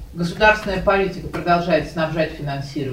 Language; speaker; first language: Russian; native; Russian